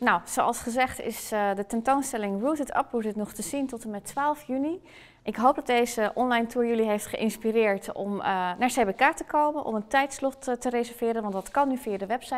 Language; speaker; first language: Dutch; native; Dutch